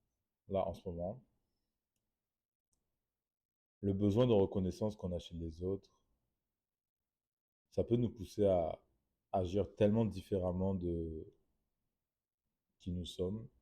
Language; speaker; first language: French; native; French